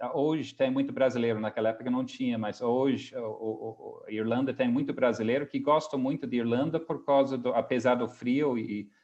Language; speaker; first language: Portuguese; non-native, fluent; English